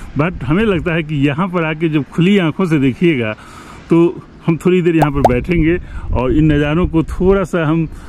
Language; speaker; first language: Hindi; native; Hindi